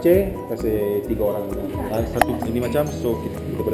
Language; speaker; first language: Indonesian; non-native, learner; Cantonese